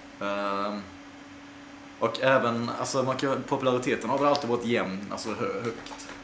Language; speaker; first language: Swedish; native; Swedish